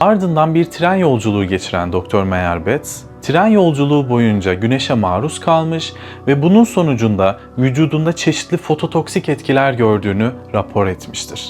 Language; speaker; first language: Turkish; native; Turkish